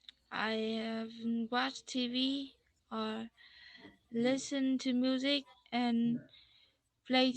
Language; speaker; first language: English; non-native, learner; Vietnamese